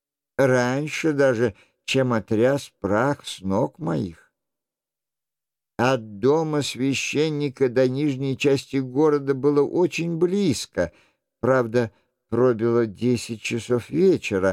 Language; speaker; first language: Russian; native; Russian